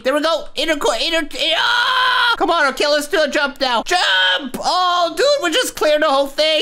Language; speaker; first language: English; native; English